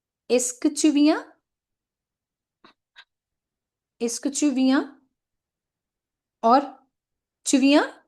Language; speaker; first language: French; non-native, fluent; Hindi